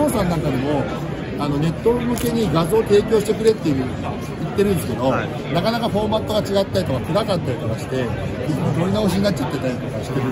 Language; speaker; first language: Japanese; native; Japanese